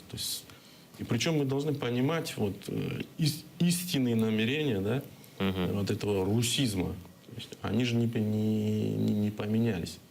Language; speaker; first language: Russian; non-native, local second language; Crimean Tatar